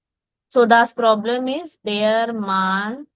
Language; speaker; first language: English; non-native, local second language; Hindi